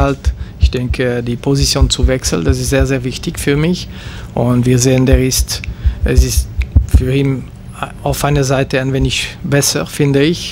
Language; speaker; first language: German; non-native, local second language; French